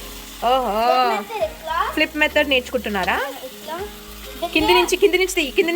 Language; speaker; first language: Telugu; native; Telugu